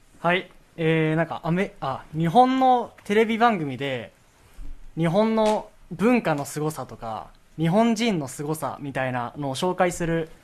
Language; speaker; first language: Japanese; native; Japanese